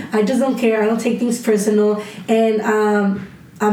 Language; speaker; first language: English; early bilingual, other home language; Spanish